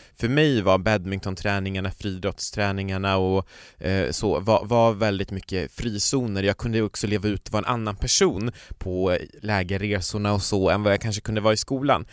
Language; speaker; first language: Swedish; native; Swedish